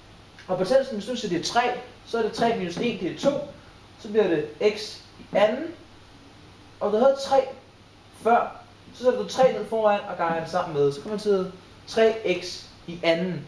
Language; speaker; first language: Danish; native; Danish